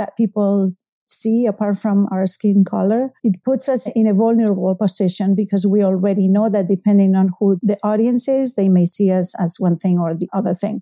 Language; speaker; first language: English; non-native, fluent; Spanish